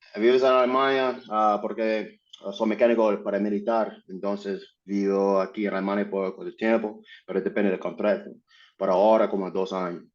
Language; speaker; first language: Spanish; non-native, learner; English